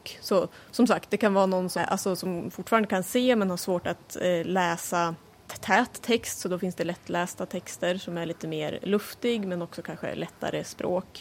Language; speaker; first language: Swedish; native; Swedish